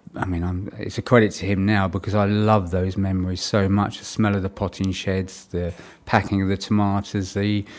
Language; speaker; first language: English; native; English